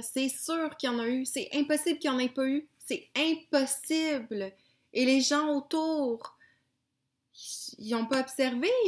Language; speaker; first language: French; native; French